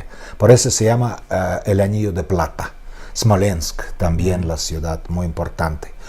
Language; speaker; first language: Spanish; non-native, fluent; Russian